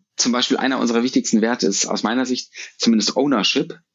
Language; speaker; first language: German; native; German